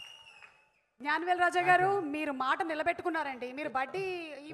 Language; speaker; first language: Telugu; native; Telugu